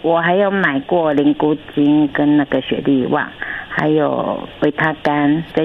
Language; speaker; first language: Chinese; non-native, local second language; Min Nan Chinese